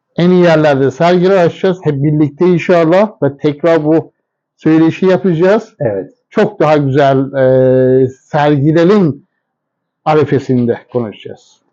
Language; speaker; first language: Turkish; non-native, fluent; Persian